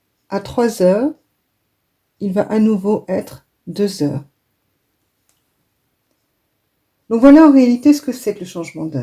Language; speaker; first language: French; native; French